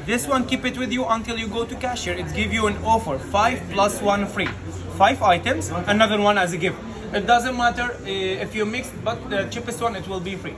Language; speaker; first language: English; non-native, learner; Turkish